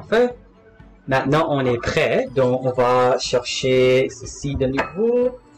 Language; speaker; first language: French; non-native, local second language; English